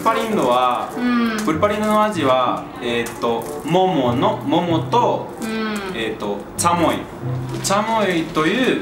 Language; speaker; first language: Japanese; non-native, learner; Spanish